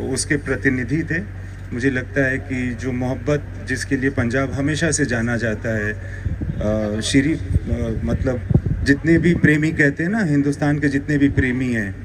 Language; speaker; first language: Hindi; native; Hindi